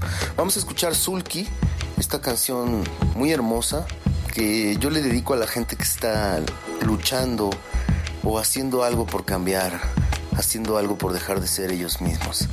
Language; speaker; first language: Spanish; native; Spanish